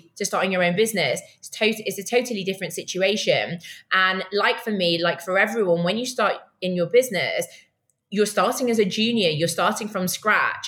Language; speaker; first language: English; native; English